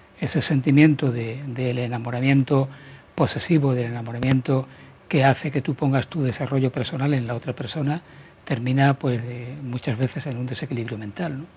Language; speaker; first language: Spanish; native; Spanish